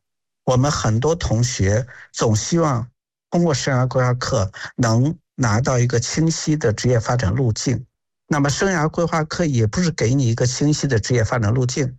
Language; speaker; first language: Chinese; native; Chinese